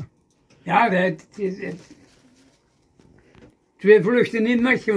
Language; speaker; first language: German; non-native, learner; Dutch